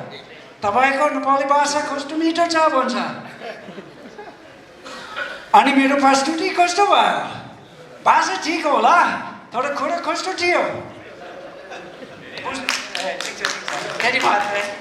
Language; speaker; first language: Nepali; non-native, fluent; English